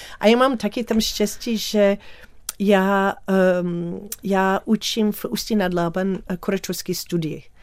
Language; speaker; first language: Czech; non-native, learner; English